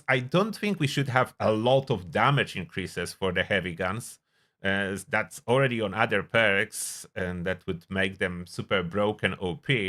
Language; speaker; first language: English; non-native, fluent; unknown